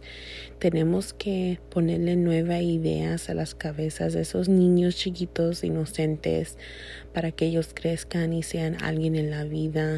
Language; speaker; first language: Spanish; early bilingual, heritage; Spanish